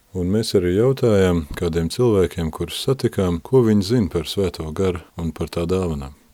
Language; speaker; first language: Latvian; native; Latvian